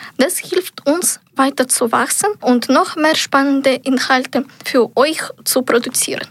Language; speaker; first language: German; non-native, learner; Ukrainian